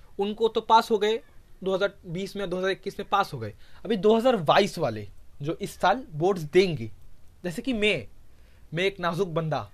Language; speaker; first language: Hindi; non-native, local second language; Bangla